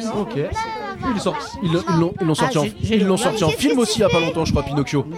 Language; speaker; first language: French; native; French